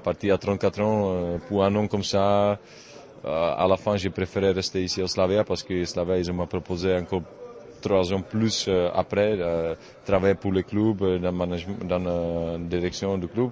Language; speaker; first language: French; non-native, fluent; Czech